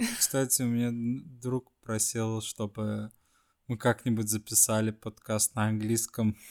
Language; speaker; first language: Russian; non-native, fluent; Swedish